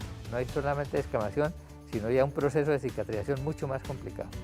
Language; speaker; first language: Spanish; native; Spanish